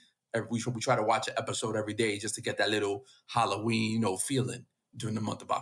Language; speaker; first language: English; native; English